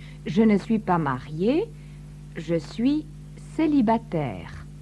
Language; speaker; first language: French; non-native, fluent; English